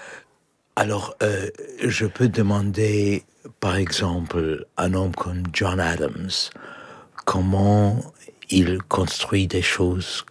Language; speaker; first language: French; non-native, learner; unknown